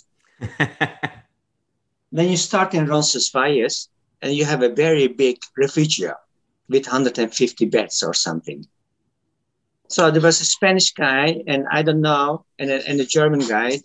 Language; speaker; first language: English; non-native, fluent; Turkish